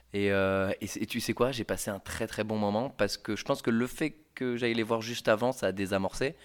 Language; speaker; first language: French; native; French